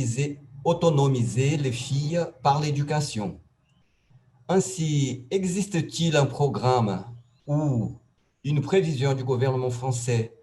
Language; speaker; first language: French; non-native, fluent; Portuguese